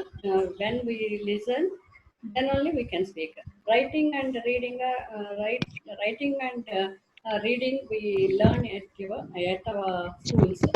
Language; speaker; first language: English; non-native, learner; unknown